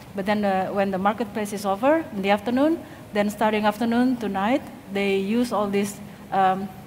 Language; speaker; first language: English; non-native, fluent; Indonesian